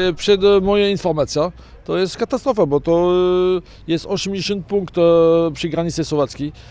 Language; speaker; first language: Polish; non-native, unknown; French